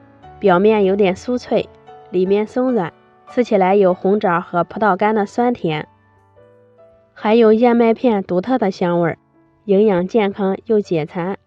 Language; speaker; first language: Chinese; native; Chinese